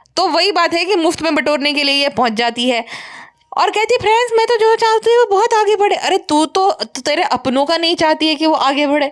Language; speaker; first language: Hindi; non-native, local second language; Gujarati